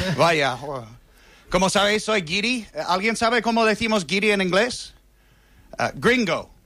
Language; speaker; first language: Spanish; non-native, fluent; English